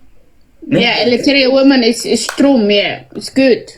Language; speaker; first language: English; non-native, learner; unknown